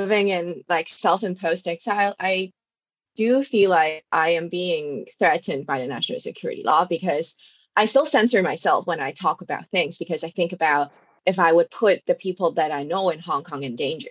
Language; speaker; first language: English; non-native, local second language; Cantonese